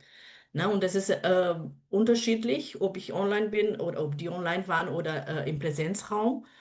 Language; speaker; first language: German; non-native, fluent; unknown